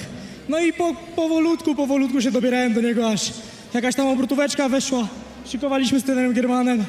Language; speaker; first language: Polish; native; Polish